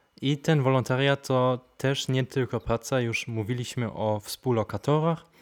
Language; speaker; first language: Polish; non-native, fluent; German